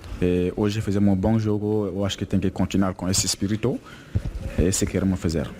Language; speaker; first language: Portuguese; non-native, fluent; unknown